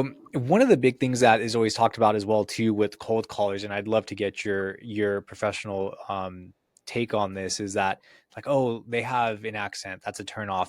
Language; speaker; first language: English; native; English